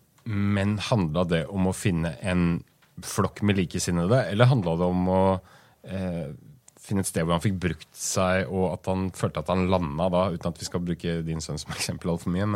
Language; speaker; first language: Norwegian; native; Norwegian